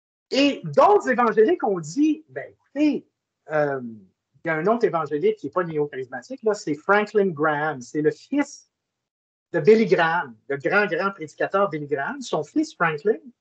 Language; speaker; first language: French; native; French